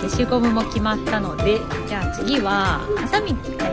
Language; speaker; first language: Japanese; native; Japanese